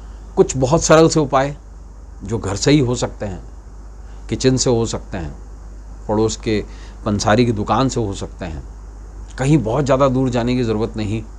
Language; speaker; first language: Hindi; native; Hindi